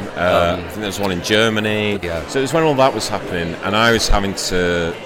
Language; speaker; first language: English; native; English